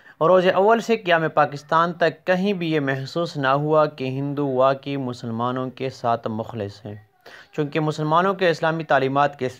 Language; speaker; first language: Urdu; non-native, local second language; Pashto